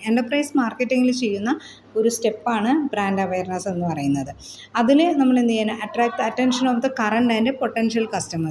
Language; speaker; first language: Malayalam; native; Malayalam